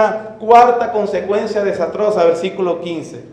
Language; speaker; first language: Spanish; native; Spanish